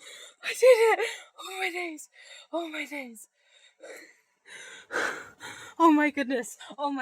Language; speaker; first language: English; native; English